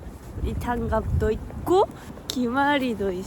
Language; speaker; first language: Korean; non-native, fluent; Japanese